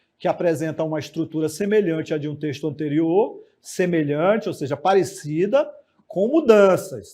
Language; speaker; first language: Portuguese; native; Portuguese